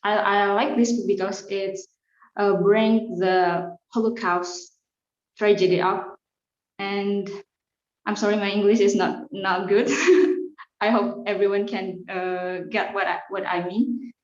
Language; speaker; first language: English; non-native, fluent; Indonesian